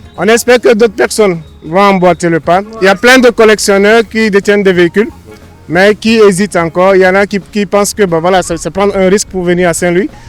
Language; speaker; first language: French; non-native, local second language; Wolof